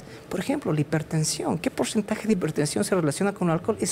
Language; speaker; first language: Spanish; native; Spanish